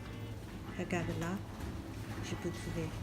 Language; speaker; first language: French; non-native, learner; Chinese